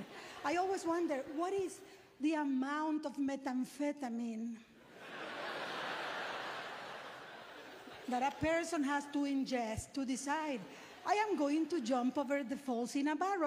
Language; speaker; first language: English; non-native, fluent; Spanish